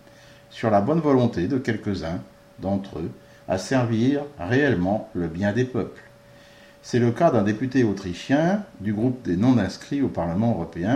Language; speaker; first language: French; native; French